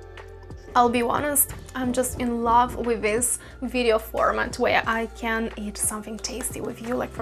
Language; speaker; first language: English; non-native, fluent; Russian